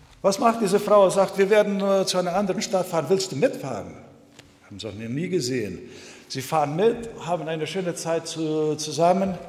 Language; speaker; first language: German; non-native, fluent; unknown